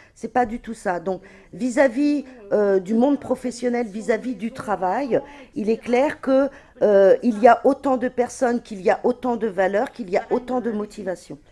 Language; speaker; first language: French; native; French